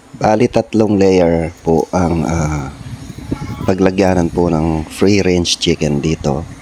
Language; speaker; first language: Filipino; non-native, local second language; Pampanga